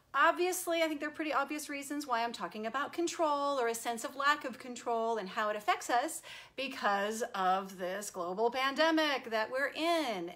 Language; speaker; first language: English; native; English